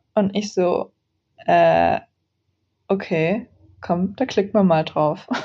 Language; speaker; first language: German; early bilingual, other home language; Central Kurdish